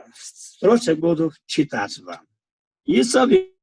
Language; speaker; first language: Russian; non-native, fluent; Hindi